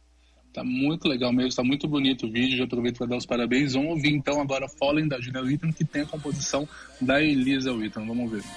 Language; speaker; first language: Portuguese; native; Portuguese